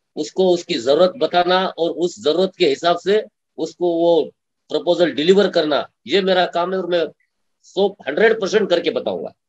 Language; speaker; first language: Hindi; non-native, local second language; Marathi